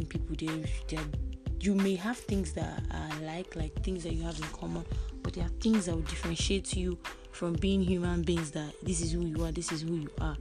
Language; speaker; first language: English; non-native, local second language; Igbo